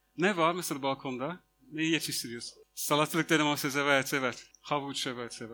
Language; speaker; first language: Turkish; non-native, fluent; English